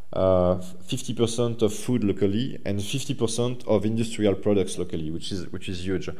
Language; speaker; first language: English; non-native, fluent; French